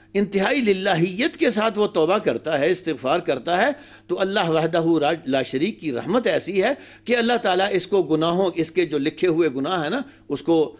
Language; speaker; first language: Urdu; native; Urdu